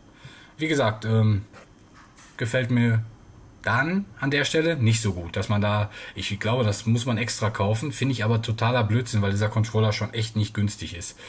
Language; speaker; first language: German; native; German